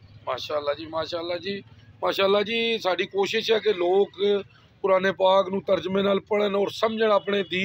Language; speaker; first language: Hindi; non-native, local second language; Punjabi